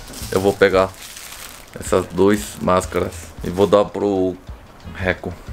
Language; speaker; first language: Portuguese; non-native, learner; Korean